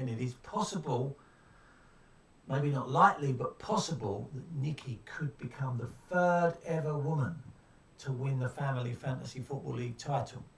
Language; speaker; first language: English; native; English